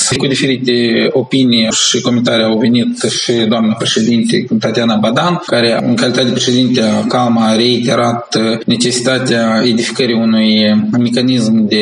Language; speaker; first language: Romanian; native; Romanian